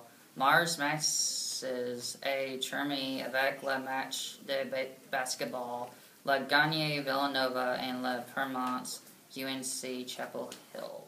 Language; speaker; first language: French; non-native, learner; English